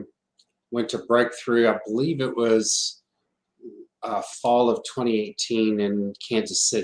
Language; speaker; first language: English; native; English